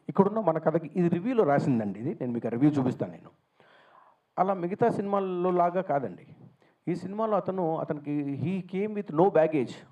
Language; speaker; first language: Telugu; native; Telugu